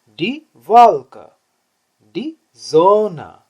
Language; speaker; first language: German; non-native, learner; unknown